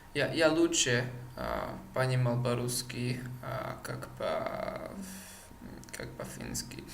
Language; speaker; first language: Russian; non-native, learner; Czech